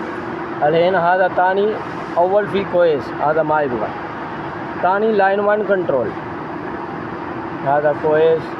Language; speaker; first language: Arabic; non-native, learner; Hindi